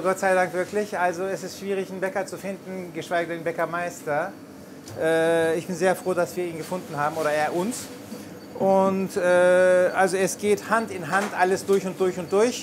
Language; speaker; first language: German; native; German